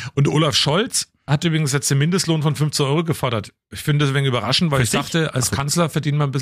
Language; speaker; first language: German; native; German